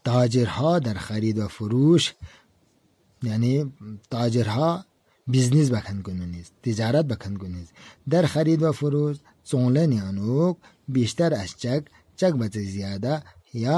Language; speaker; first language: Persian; non-native, fluent; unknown